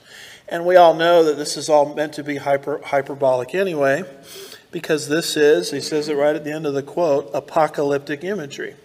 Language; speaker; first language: English; native; English